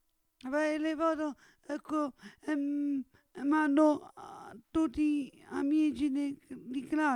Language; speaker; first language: Italian; non-native, learner; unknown